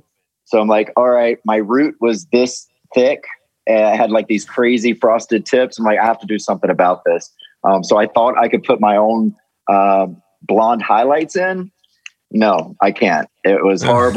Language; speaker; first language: English; native; English